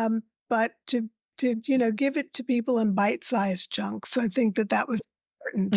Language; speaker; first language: English; native; English